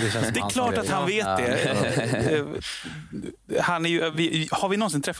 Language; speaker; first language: Swedish; native; Swedish